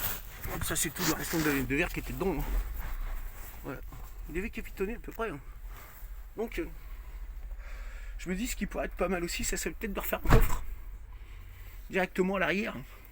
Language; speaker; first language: French; native; French